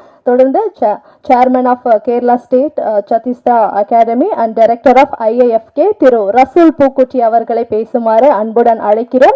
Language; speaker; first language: Tamil; native; Tamil